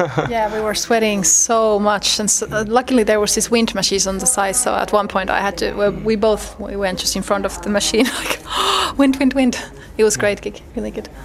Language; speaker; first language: English; non-native, fluent; Finnish